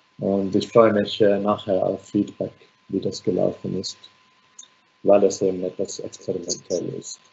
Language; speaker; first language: German; non-native, fluent; Finnish